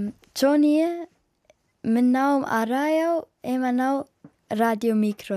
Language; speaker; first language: German; early bilingual, other home language; Kurdish